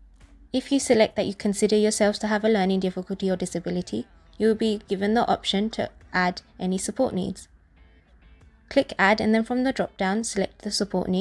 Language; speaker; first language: English; native; English